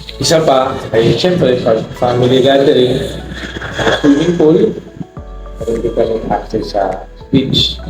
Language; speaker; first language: Filipino; native; Filipino